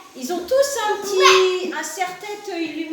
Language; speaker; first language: French; native; French